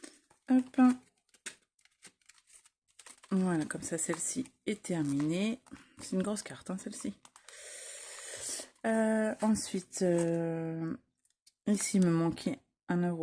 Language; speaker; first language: French; native; French